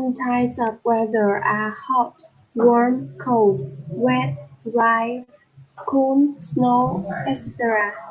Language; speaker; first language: English; non-native, learner; Vietnamese